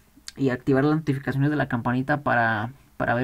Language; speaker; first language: Spanish; native; Spanish